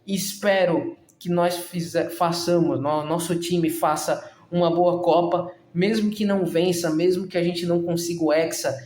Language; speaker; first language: Portuguese; native; Portuguese